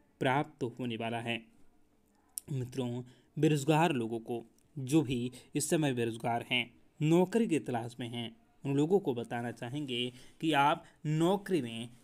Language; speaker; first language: Hindi; native; Hindi